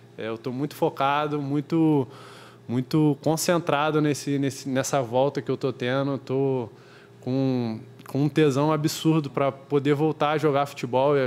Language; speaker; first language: Portuguese; native; Portuguese